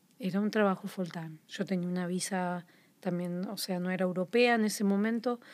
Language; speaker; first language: Spanish; native; Spanish